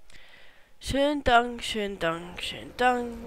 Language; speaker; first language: German; native; German